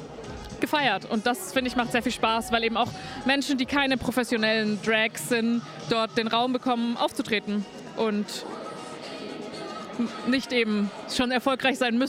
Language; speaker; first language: German; native; German